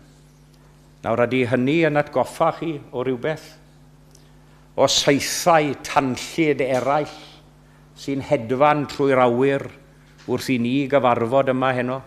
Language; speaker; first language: Welsh; native; Welsh